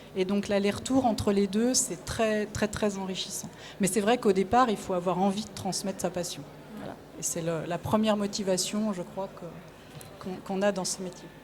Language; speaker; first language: French; native; French